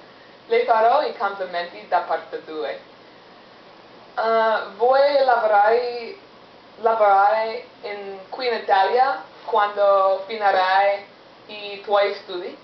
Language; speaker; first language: Italian; non-native, learner; English